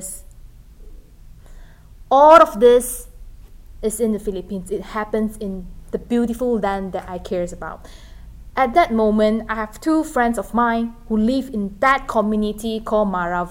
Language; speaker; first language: English; non-native, local second language; Chinese